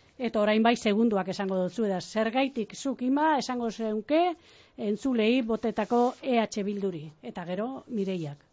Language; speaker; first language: Basque; native; Basque